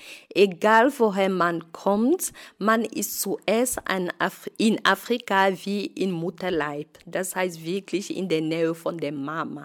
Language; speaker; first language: German; non-native, fluent; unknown